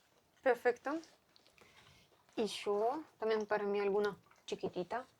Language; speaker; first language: Spanish; non-native, learner; Russian